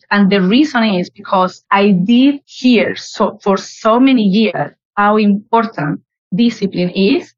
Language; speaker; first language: English; non-native, fluent; Spanish